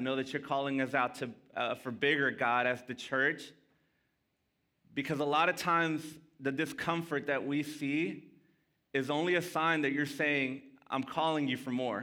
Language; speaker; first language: English; early bilingual, other home language; Spanish